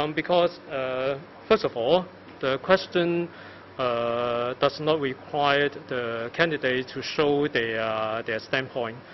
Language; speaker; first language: English; non-native, local second language; Cantonese